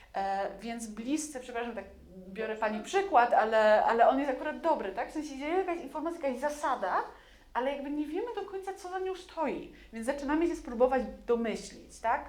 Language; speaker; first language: Polish; native; Polish